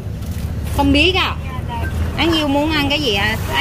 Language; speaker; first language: Vietnamese; early bilingual, heritage; Vietnamese